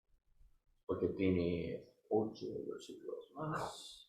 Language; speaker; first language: Spanish; non-native, learner; English